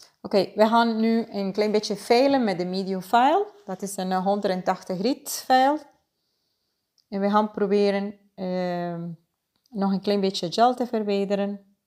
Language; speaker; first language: Dutch; non-native, fluent; Spanish